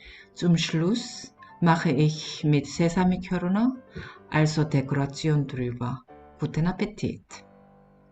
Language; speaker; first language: German; non-native, learner; Korean